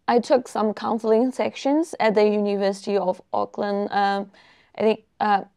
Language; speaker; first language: English; non-native, fluent; Burmese